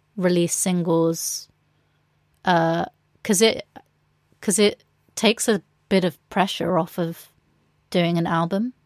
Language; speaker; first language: English; native; English